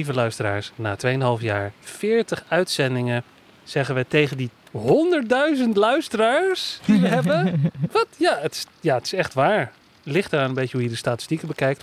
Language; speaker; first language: Dutch; native; Dutch